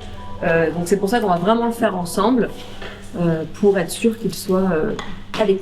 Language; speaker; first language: French; native; French